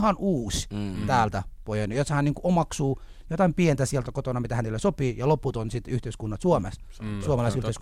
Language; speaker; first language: Finnish; early bilingual, other home language; Somali